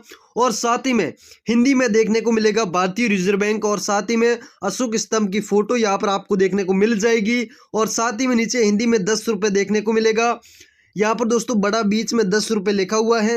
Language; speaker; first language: Hindi; native; Hindi